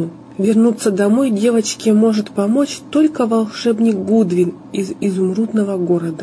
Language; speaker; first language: Russian; native; Russian